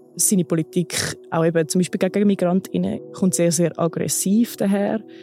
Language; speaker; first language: German; native; German